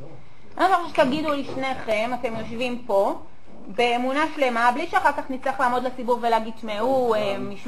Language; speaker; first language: Hebrew; native; Hebrew